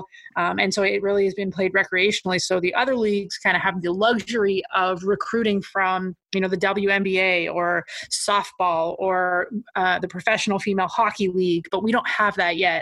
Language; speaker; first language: English; native; English